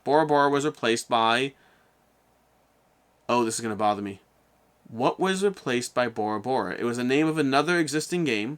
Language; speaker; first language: English; native; English